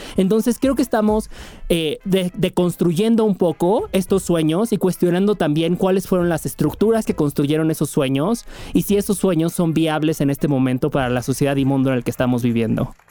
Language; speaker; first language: Spanish; native; Spanish